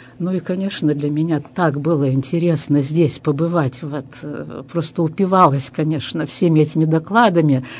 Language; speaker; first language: Russian; early bilingual, heritage; Russian